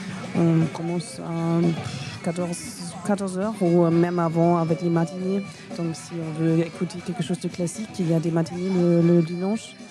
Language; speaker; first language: French; non-native, fluent; German